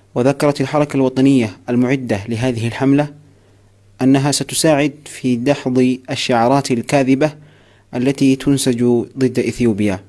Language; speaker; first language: Arabic; non-native, fluent; Amharic